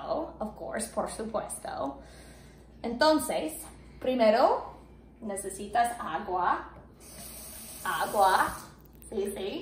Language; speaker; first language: Spanish; non-native, fluent; English